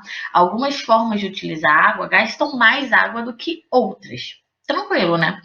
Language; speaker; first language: Portuguese; native; Portuguese